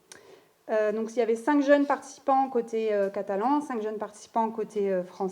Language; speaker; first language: French; native; French